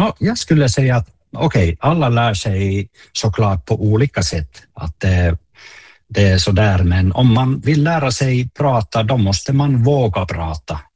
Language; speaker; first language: Swedish; non-native, local second language; Finnish